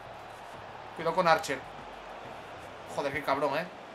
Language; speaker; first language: Spanish; native; Spanish